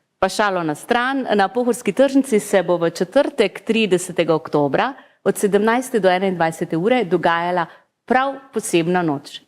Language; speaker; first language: Slovenian; native; Slovenian